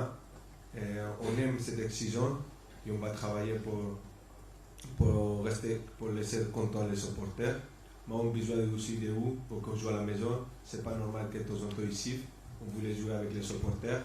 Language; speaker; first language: French; non-native, fluent; Spanish